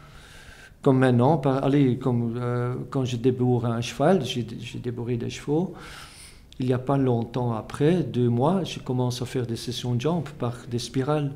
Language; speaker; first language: French; non-native, fluent; Dutch